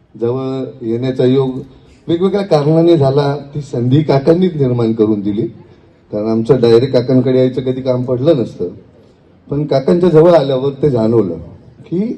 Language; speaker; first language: Marathi; non-native, local second language; Marwari